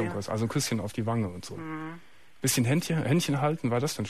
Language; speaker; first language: German; native; German